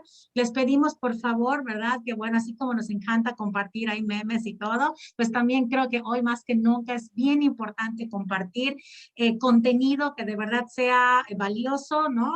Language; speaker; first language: Spanish; native; Spanish